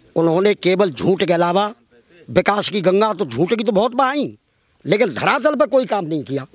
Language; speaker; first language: Hindi; native; Hindi